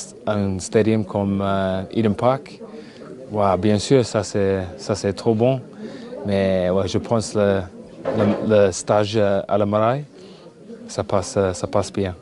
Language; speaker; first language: French; non-native, learner; English